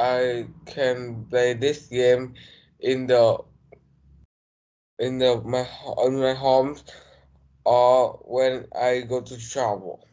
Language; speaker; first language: English; non-native, learner; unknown